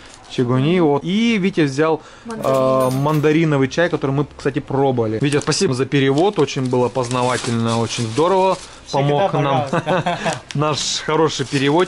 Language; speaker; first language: Russian; native; Russian